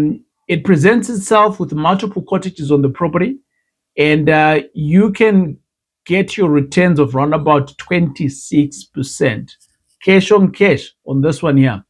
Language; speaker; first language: English; non-native, local second language; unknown